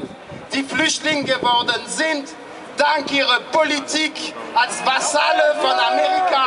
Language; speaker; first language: German; non-native, fluent; French